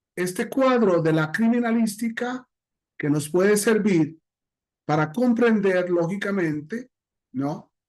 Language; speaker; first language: Spanish; native; Spanish